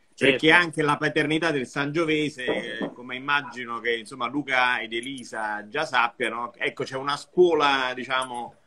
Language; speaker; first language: Italian; native; Italian